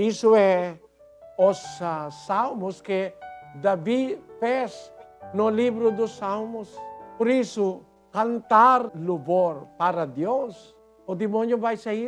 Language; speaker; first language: Portuguese; non-native, learner; Filipino